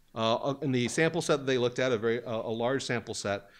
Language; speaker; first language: English; native; English